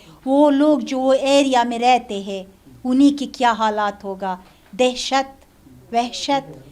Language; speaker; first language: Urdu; non-native, learner; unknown